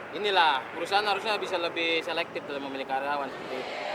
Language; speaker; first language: Indonesian; native; Indonesian